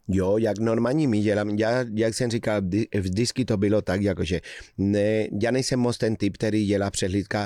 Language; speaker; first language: Czech; non-native, fluent; Spanish